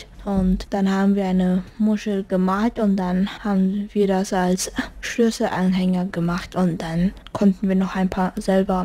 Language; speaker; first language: German; early bilingual, heritage; German